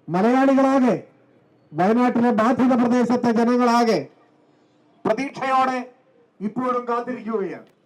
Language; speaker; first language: Malayalam; native; Malayalam